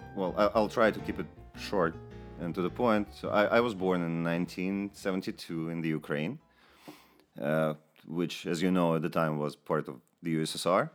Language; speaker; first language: English; non-native, fluent; Russian